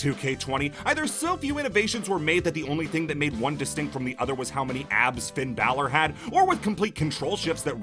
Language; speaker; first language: English; native; English